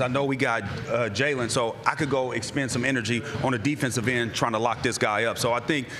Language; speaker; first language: English; native; English